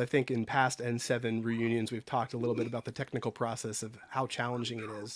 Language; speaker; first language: English; native; English